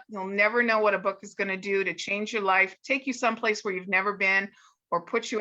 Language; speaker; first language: English; native; English